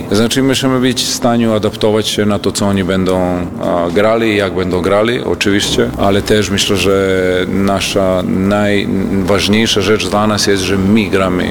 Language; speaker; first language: Polish; non-native, fluent; Serbian